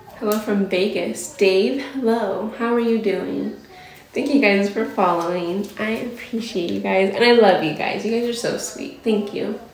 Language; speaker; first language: English; native; English